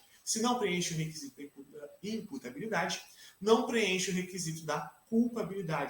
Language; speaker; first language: Portuguese; native; Portuguese